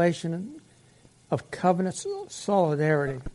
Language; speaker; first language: English; native; English